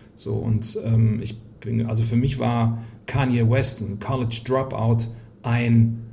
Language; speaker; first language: German; early bilingual, heritage; Polish